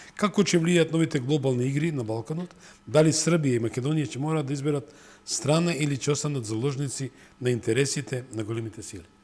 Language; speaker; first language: Macedonian; non-native, local second language; Serbian